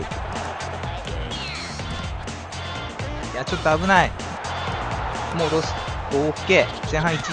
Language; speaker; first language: Japanese; native; Japanese